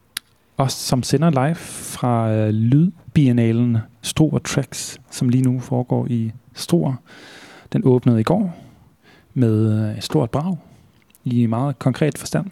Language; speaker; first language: Danish; native; Danish